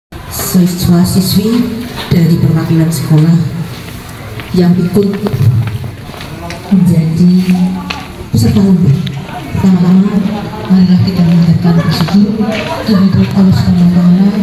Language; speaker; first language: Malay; non-native, local second language; Javanese